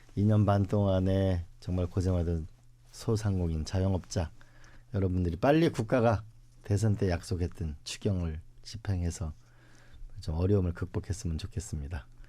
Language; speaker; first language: Korean; native; Korean